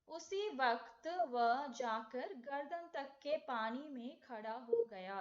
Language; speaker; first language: Hindi; non-native, local second language; Tamil